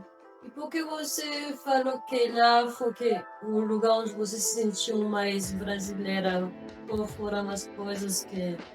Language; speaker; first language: Portuguese; non-native, fluent; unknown